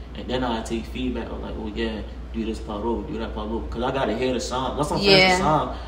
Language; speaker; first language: English; native; English